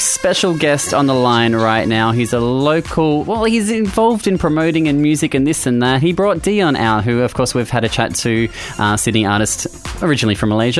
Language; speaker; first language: English; native; English